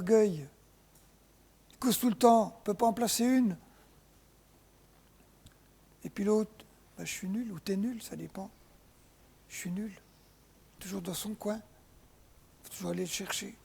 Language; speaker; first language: French; native; French